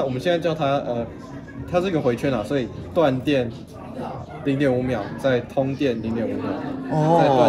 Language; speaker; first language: Chinese; native; Chinese